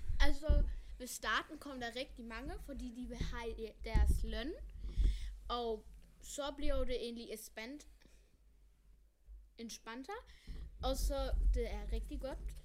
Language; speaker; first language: Danish; non-native, learner; German